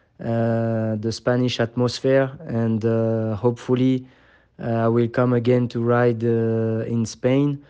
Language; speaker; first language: English; non-native, fluent; French